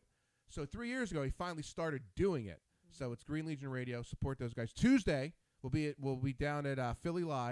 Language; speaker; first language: English; native; English